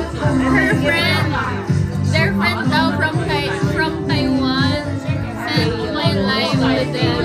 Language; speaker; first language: English; non-native, learner; Filipino